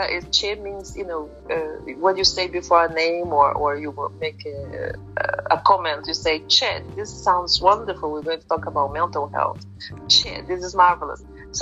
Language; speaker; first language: English; non-native, fluent; Portuguese